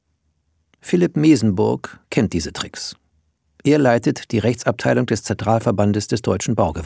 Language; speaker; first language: German; native; German